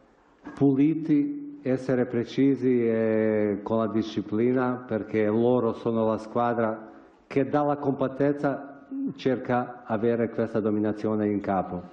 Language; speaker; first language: Italian; non-native, fluent; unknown